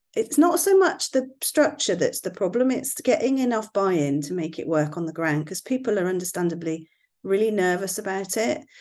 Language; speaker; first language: English; native; English